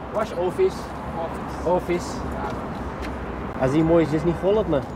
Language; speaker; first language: Russian; non-native, learner; Dutch